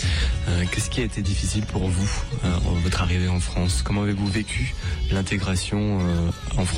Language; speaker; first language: French; native; French